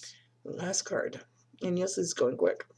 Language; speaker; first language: English; native; English